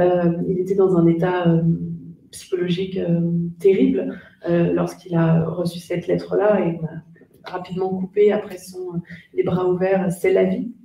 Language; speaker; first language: French; native; French